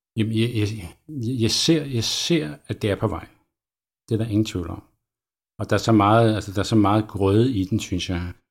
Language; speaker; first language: Danish; native; Danish